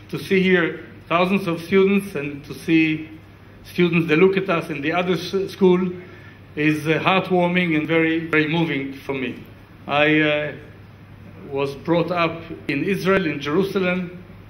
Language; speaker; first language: English; non-native, fluent; Hebrew